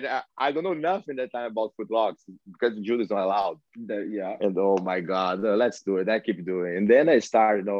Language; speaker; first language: English; non-native, learner; Portuguese